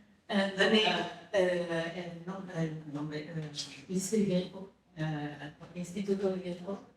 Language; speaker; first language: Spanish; non-native, learner; French